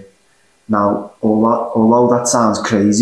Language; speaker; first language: English; native; English